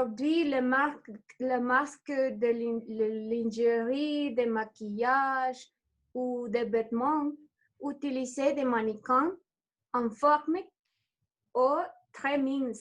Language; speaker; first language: French; non-native, learner; Spanish